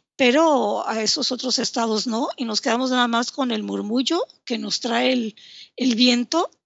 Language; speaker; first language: Spanish; native; Spanish